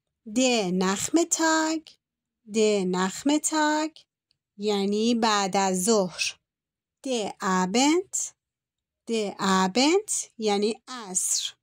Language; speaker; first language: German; non-native, fluent; Persian